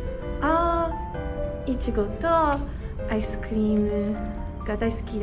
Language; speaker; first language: Japanese; non-native, learner; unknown